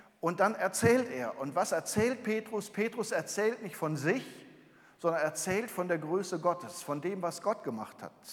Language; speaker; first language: German; native; German